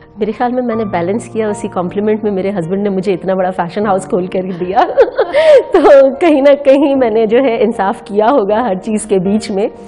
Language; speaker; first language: Urdu; native; Urdu